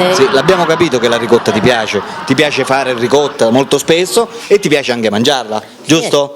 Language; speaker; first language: Italian; native; Italian